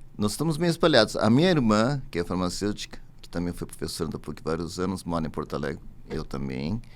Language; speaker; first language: Portuguese; early bilingual, other home language; Japanese